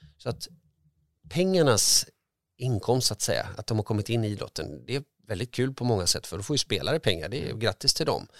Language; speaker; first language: Swedish; early bilingual, other home language; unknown